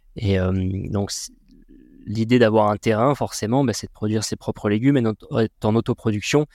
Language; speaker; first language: French; native; French